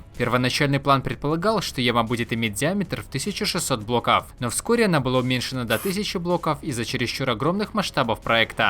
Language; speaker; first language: Russian; native; Russian